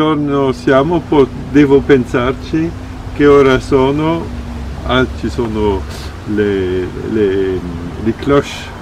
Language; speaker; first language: Italian; non-native, fluent; French